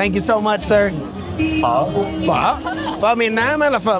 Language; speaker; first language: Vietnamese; non-native, fluent; English